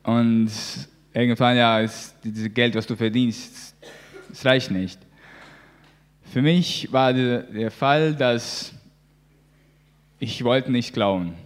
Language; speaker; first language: German; non-native, learner; Latvian